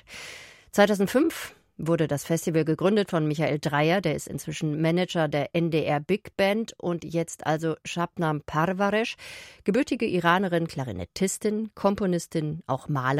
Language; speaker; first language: German; native; German